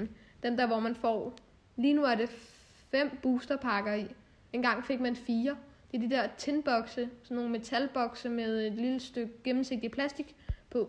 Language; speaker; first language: Danish; native; Danish